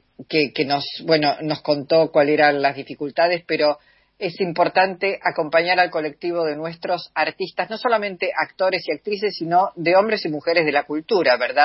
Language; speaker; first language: Spanish; native; Spanish